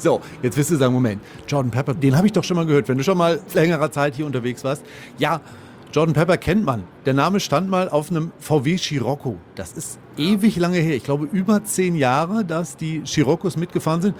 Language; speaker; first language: German; native; German